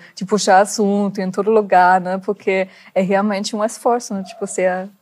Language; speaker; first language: Portuguese; non-native, fluent; German